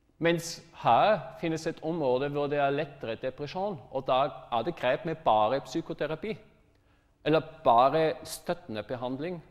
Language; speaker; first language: Norwegian; non-native, fluent; German